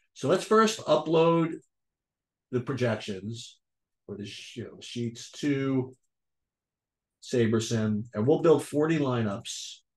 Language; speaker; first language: English; native; English